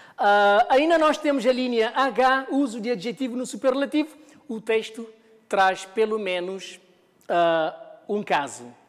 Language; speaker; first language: Portuguese; non-native, local second language; Kabuverdianu